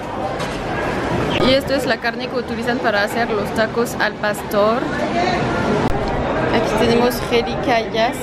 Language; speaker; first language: Spanish; non-native, fluent; French